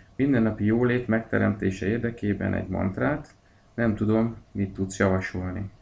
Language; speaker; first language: Hungarian; native; Hungarian